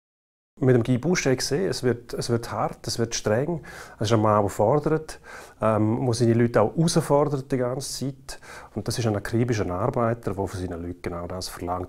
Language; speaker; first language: German; native; German